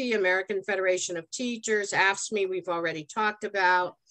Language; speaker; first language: English; native; English